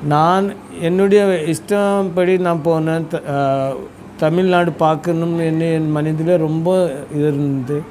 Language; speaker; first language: Tamil; early bilingual, heritage; Tamil